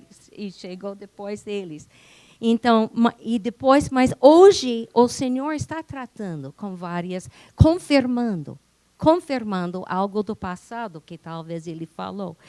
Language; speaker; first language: Portuguese; non-native, fluent; English